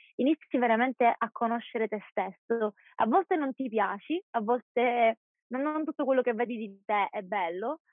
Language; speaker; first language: Italian; native; Italian